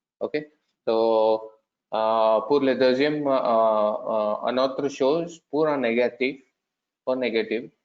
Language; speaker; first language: French; non-native, learner; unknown